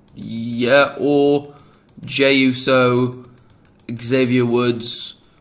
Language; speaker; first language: English; native; English